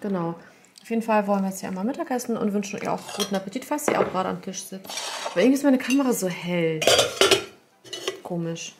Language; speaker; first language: German; native; German